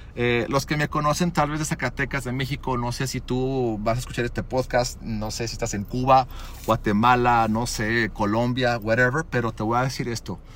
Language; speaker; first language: Spanish; early bilingual, other home language; English